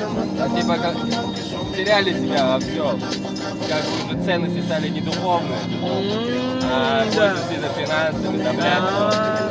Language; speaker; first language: Russian; native; Russian